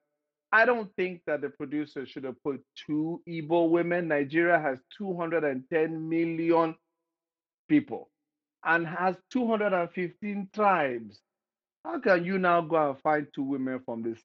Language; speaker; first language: English; non-native, local second language; Igbo